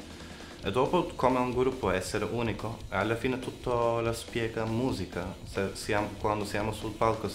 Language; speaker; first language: Italian; non-native, learner; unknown